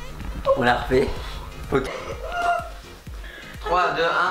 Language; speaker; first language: French; native; French